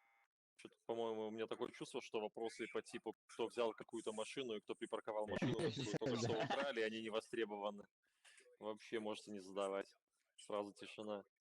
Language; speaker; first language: Russian; native; Russian